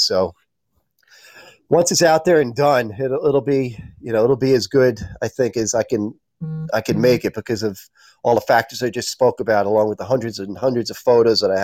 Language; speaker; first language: English; native; English